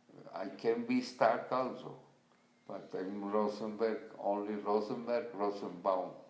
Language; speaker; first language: English; non-native, learner; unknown